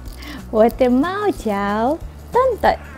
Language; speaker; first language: Chinese; non-native, learner; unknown